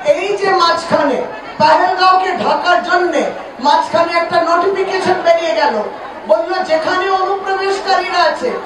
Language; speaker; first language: Bangla; native; Bangla